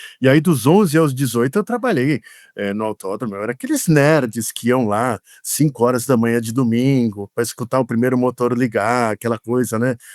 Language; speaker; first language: Portuguese; native; Portuguese